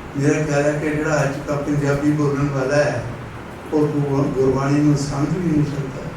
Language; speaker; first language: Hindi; non-native, local second language; Punjabi